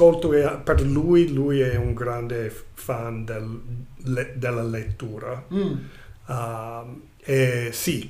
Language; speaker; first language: Italian; non-native, learner; English